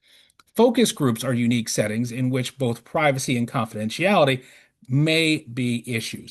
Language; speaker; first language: English; native; English